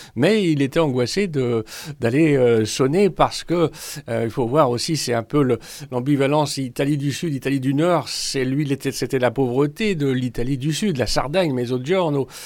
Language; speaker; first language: French; native; French